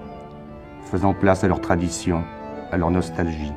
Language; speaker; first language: French; native; French